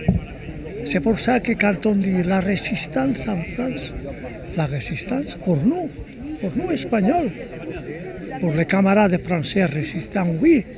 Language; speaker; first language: French; non-native, fluent; Spanish